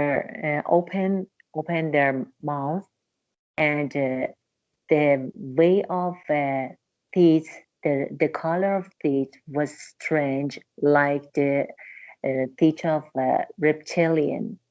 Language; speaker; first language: English; non-native, learner; Persian